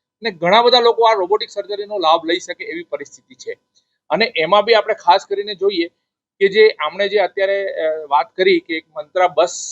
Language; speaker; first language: Gujarati; native; Gujarati